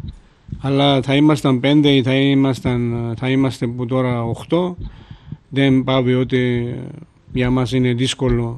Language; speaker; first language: Greek; non-native, fluent; Georgian